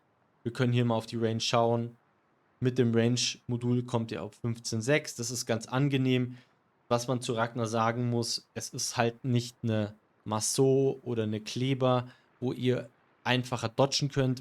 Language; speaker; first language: German; native; German